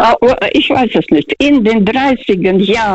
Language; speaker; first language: German; non-native, fluent; Russian